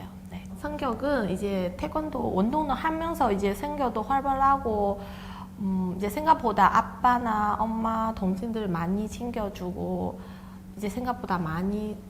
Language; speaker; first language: Korean; non-native, fluent; Chinese